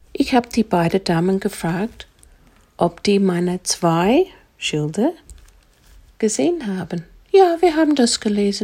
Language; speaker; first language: German; non-native, fluent; English